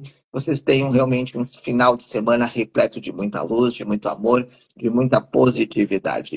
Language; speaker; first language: Portuguese; native; Portuguese